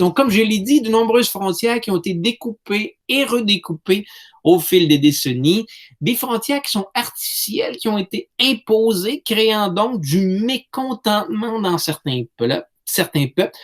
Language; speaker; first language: French; native; French